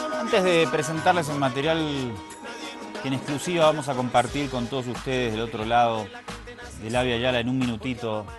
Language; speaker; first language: Spanish; native; Spanish